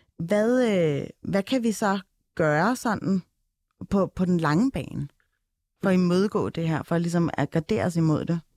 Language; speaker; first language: Danish; native; Danish